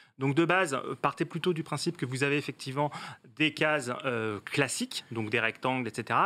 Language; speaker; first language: French; native; French